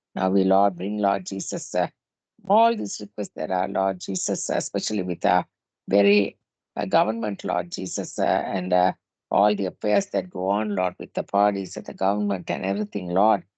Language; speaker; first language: English; non-native, local second language; Tamil